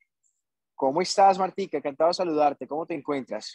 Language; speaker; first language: Spanish; native; Spanish